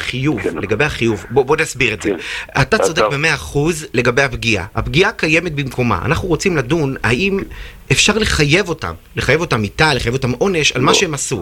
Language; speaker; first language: Hebrew; native; Hebrew